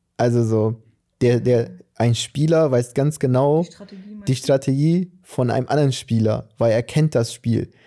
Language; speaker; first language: German; early bilingual, other home language; Portuguese